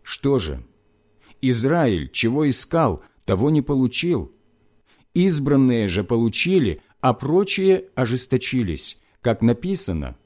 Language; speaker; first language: Russian; native; Russian